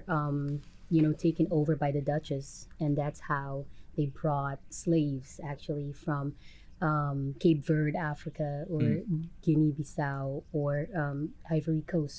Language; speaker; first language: English; non-native, fluent; Papiamento